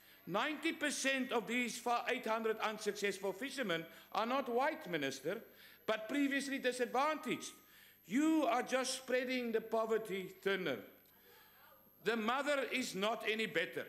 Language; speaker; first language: English; non-native, local second language; Afrikaans